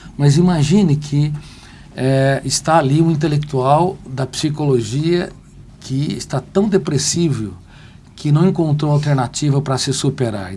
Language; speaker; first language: Portuguese; native; Portuguese